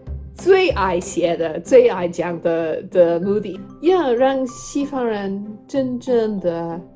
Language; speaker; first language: Chinese; non-native, fluent; English